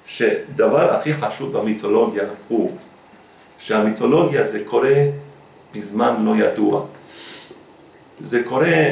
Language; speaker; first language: Hebrew; non-native, fluent; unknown